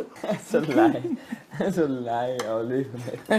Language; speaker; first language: Norwegian; native; Norwegian